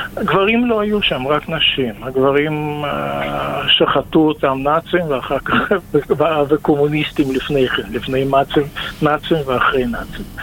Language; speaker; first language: Hebrew; non-native, fluent; Russian